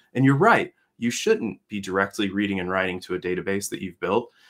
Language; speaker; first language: English; native; English